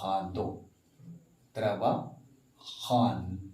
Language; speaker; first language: Spanish; non-native, fluent; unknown